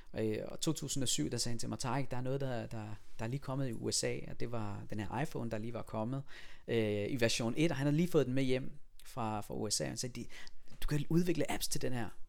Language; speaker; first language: Danish; early bilingual, other home language; Persian